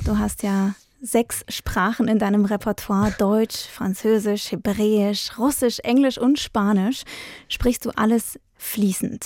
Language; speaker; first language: German; native; German